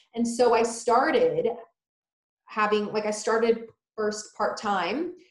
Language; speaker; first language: English; early bilingual, other home language; Polish